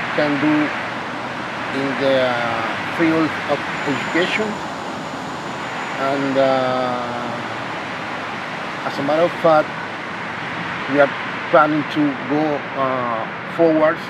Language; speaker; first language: English; non-native, fluent; Spanish